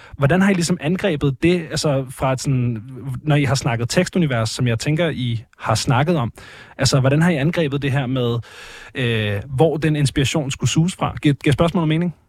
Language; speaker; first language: Danish; native; Danish